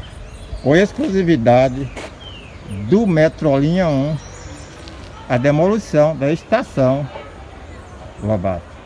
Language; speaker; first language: Portuguese; native; Portuguese